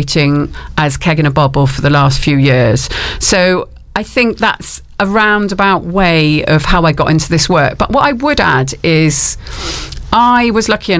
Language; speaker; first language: English; native; English